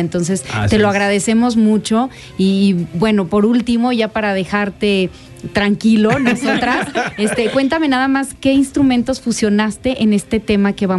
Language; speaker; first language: Spanish; native; Spanish